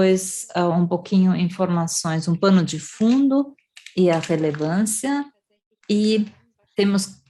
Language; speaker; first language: Portuguese; non-native, fluent; German